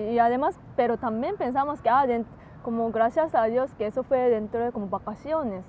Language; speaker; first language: Spanish; non-native, learner; Japanese